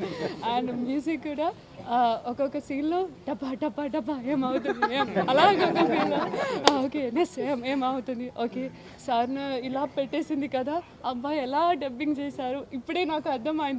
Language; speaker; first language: Telugu; non-native, learner; Malayalam